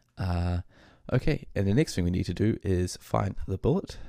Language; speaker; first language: English; native; English